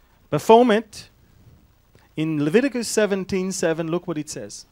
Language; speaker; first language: English; non-native, fluent; Hebrew